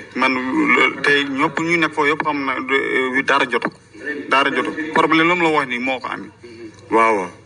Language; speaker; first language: Wolof; non-native, local second language; Fula